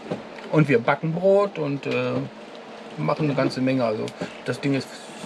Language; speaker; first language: German; native; German